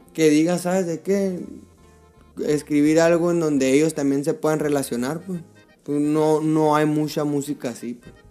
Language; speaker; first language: Spanish; early bilingual, heritage; Spanish